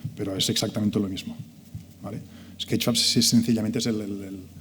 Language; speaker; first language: Spanish; native; Spanish